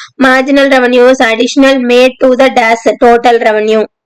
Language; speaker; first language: English; non-native, local second language; Tamil